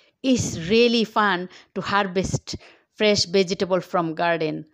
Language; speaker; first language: English; non-native, local second language; Bangla